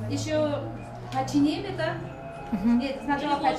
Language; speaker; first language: Russian; non-native, learner; Persian